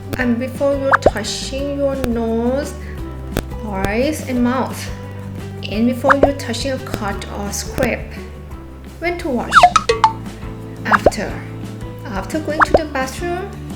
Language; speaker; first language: English; non-native, fluent; Thai